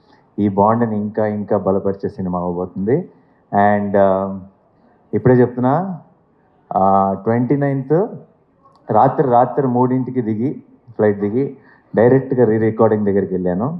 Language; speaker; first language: Telugu; native; Telugu